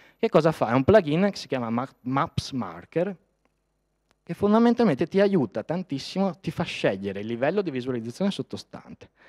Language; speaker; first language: Italian; native; Italian